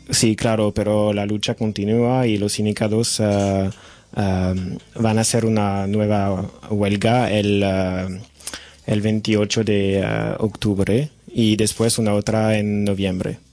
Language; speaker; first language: Spanish; non-native, fluent; French